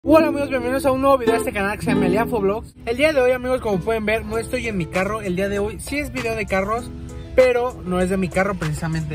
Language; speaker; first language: Spanish; native; Spanish